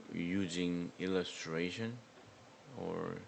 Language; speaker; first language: English; non-native, learner; Korean